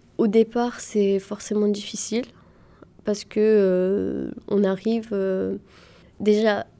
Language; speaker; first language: French; early bilingual, other home language; Arabic